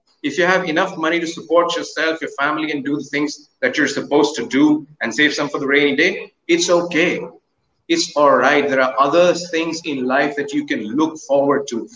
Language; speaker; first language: English; non-native, local second language; Hindi